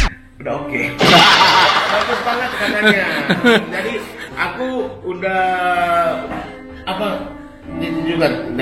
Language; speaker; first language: Indonesian; non-native, learner; Japanese